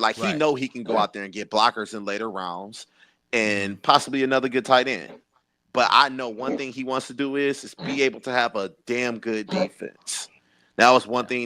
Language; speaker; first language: English; native; English